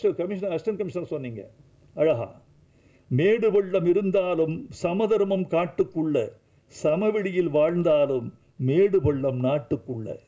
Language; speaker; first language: Tamil; native; Tamil